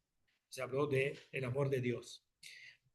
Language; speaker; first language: Spanish; non-native, fluent; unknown